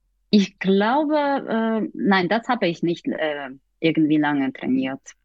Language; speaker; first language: German; non-native, fluent; Polish